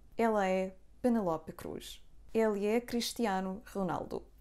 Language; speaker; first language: Portuguese; non-native, fluent; Serbian